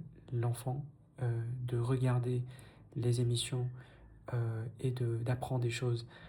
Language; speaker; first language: French; non-native, fluent; Vietnamese